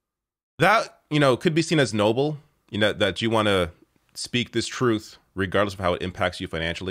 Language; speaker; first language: English; native; English